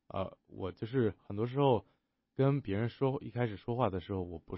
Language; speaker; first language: Chinese; early bilingual, heritage; Chinese